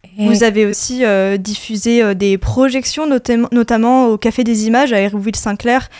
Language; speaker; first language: French; native; French